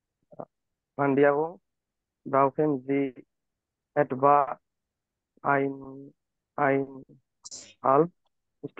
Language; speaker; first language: German; non-native, learner; Bangla